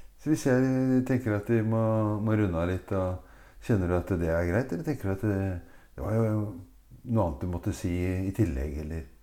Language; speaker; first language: Norwegian; native; Norwegian